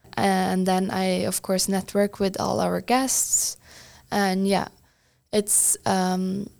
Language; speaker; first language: English; non-native, fluent; Norwegian